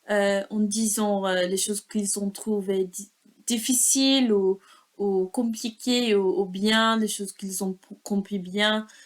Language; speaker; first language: French; non-native, learner; English